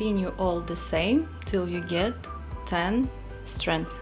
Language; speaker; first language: English; non-native, fluent; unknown